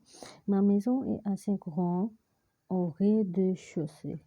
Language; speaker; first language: French; non-native, fluent; Hindi